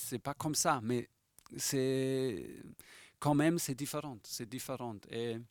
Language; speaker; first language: French; non-native, fluent; German